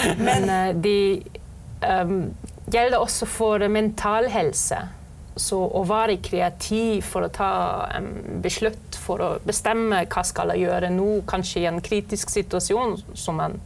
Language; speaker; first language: Norwegian; non-native, fluent; German